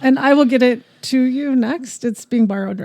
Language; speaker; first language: English; native; English